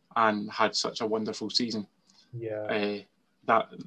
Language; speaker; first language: English; native; English